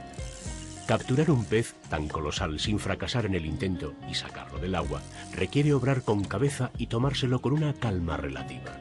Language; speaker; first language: Spanish; native; Spanish